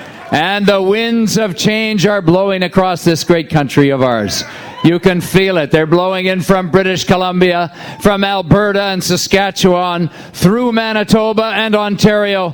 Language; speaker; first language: English; native; English